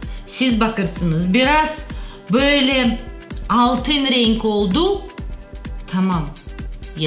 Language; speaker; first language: Turkish; non-native, learner; Russian